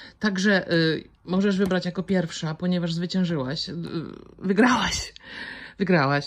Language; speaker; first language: Polish; native; Polish